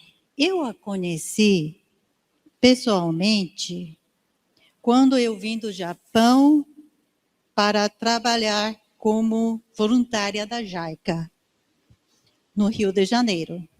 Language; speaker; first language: Portuguese; non-native, learner; Japanese